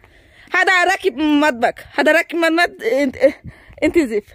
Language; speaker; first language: Arabic; non-native, learner; Bangla